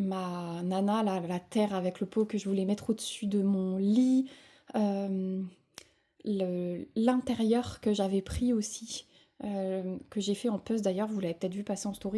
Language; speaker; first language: French; native; French